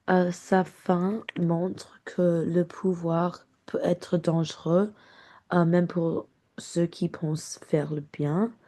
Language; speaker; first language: French; non-native, learner; English